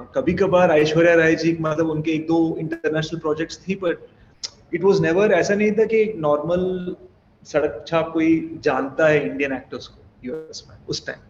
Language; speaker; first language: Hindi; non-native, fluent; Telugu